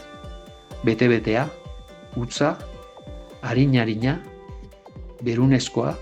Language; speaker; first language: Basque; native; Basque